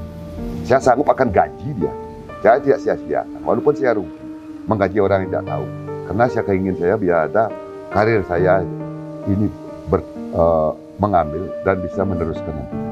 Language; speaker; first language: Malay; non-native, local second language; Balinese